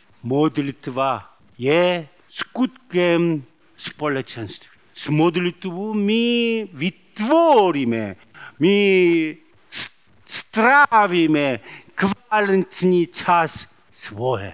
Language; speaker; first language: Czech; non-native, learner; Korean